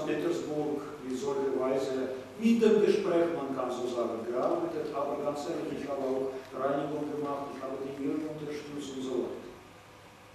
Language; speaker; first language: German; non-native, fluent; Russian